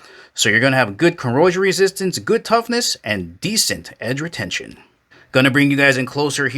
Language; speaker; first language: English; native; English